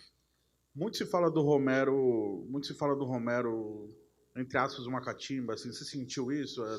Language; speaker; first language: Portuguese; native; Portuguese